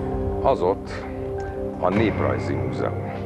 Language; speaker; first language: Hungarian; native; Hungarian